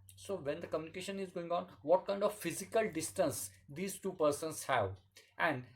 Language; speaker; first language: English; non-native, local second language; Marathi